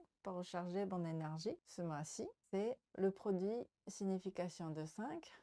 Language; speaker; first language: French; non-native, learner; Japanese